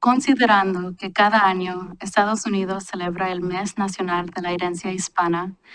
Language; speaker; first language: Spanish; early bilingual, heritage; Spanish